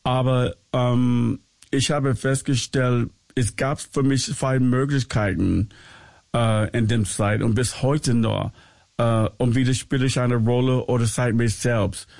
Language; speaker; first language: German; non-native, fluent; English